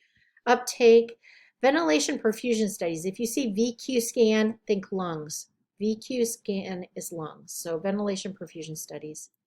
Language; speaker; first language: English; native; English